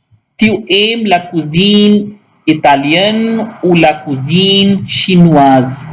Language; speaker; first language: French; non-native, local second language; Hindi